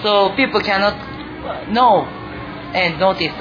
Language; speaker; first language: English; non-native, fluent; Japanese